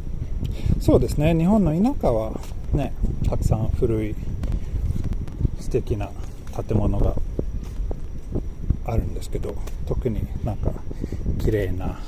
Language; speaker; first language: Japanese; non-native, learner; Swedish